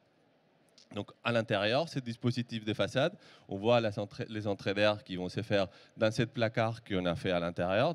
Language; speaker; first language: French; native; French